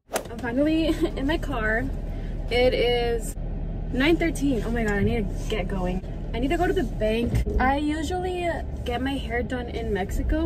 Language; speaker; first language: English; early bilingual, other home language; Spanish